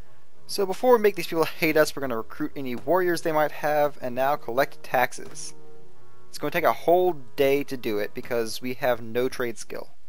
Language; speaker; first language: English; native; English